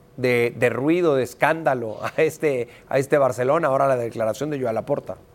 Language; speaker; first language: Spanish; native; Spanish